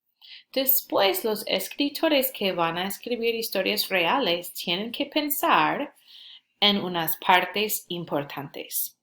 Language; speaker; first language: Spanish; non-native, fluent; English